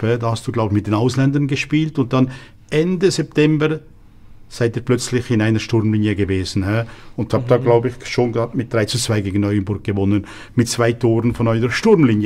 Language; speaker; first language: German; native; German